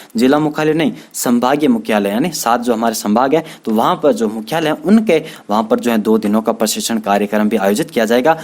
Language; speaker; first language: Hindi; native; Hindi